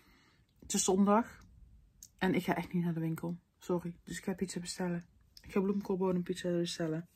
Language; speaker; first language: Dutch; native; Dutch